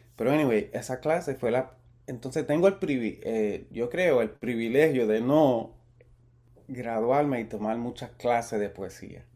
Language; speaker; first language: Spanish; early bilingual, heritage; Spanish